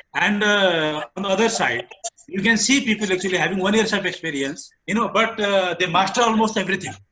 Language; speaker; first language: English; non-native, local second language; Nepali